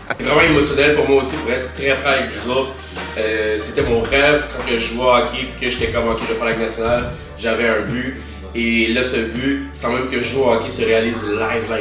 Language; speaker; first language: French; early bilingual, other home language; Haitian Creole